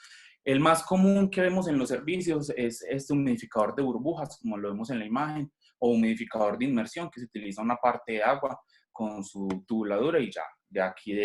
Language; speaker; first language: Spanish; native; Spanish